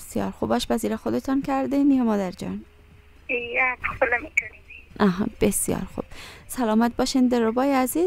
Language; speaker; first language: Persian; native; Persian